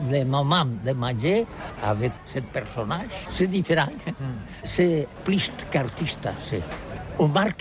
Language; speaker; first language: French; non-native, learner; Catalan